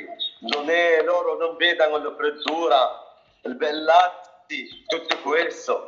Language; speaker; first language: Italian; non-native, learner; Arabic